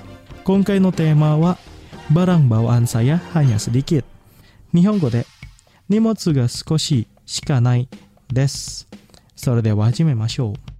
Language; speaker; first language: Japanese; non-native, fluent; Indonesian